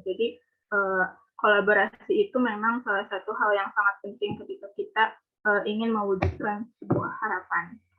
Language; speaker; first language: Indonesian; native; Indonesian